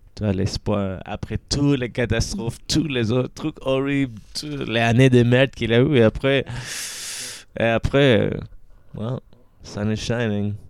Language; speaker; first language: French; non-native, fluent; Spanish